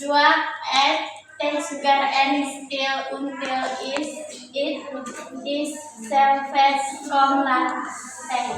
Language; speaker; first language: English; non-native, learner; Indonesian